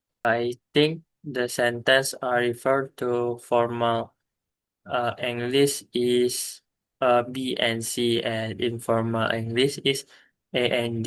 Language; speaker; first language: English; non-native, learner; Indonesian